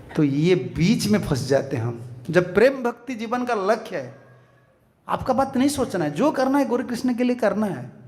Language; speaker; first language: Hindi; non-native, local second language; Bangla